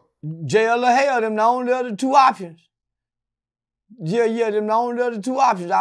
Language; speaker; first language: English; native; English